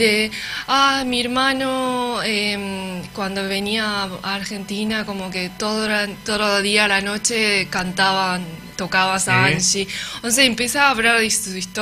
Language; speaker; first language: Spanish; non-native, learner; Japanese